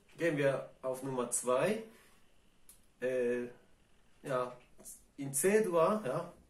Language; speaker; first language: German; non-native, fluent; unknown